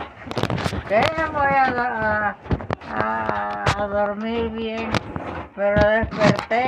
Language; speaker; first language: Spanish; native; Spanish